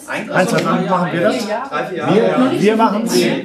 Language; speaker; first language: German; native; German